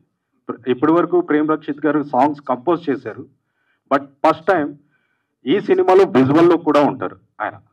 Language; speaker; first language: Telugu; native; Telugu